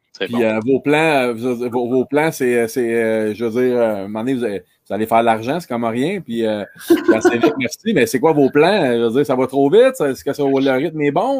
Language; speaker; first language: French; native; French